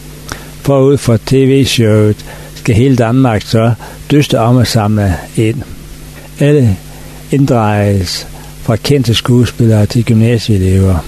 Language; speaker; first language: Danish; native; Danish